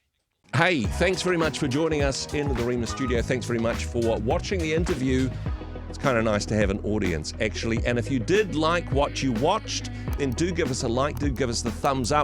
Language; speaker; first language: English; native; English